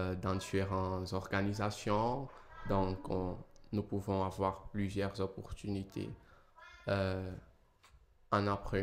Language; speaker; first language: French; non-native, fluent; Portuguese